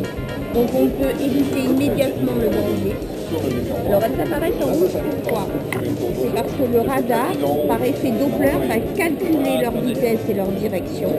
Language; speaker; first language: French; native; French